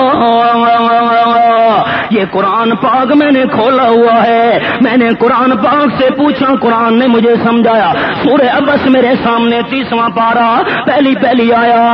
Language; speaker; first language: Urdu; non-native, local second language; Pashto